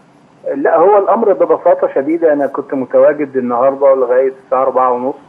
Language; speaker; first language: Arabic; native; Arabic